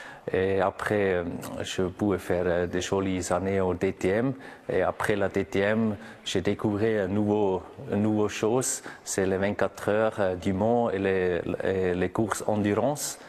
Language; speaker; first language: French; non-native, local second language; German